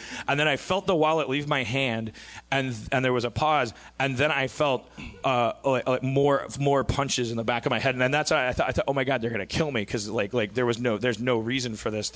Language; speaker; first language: English; native; English